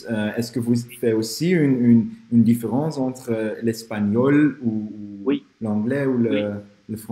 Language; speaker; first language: French; non-native, fluent; Dutch